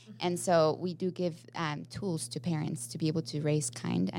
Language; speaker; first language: English; non-native, fluent; Spanish